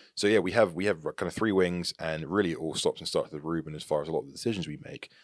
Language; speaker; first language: English; native; English